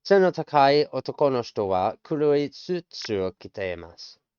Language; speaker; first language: Japanese; non-native, learner; English